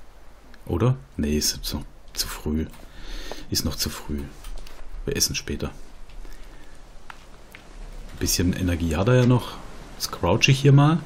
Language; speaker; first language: German; native; German